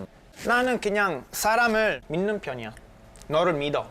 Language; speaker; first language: Korean; non-native, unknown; Italian